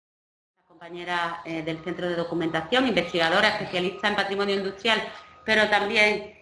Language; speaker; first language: Spanish; native; Spanish